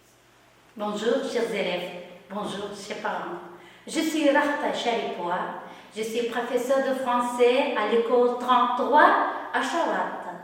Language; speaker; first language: French; non-native, fluent; Uzbek